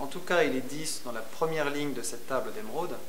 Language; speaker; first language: French; native; French